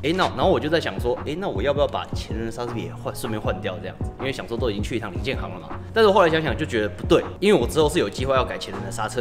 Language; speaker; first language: Chinese; native; Chinese